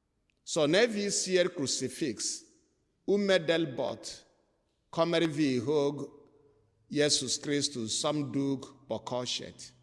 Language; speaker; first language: Swedish; non-native, fluent; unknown